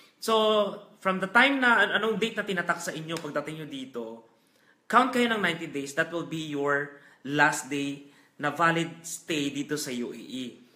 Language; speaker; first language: Filipino; non-native, local second language; Hiligaynon